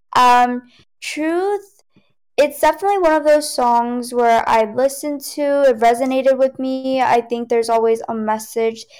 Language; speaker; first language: English; early bilingual, other home language; Cantonese